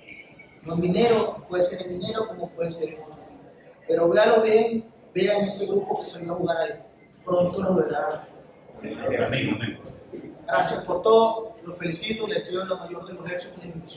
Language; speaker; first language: Spanish; native; Spanish